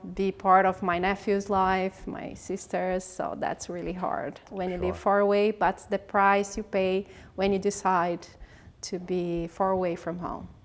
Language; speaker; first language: English; non-native, learner; Portuguese